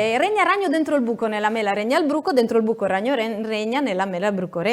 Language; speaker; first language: Italian; native; Italian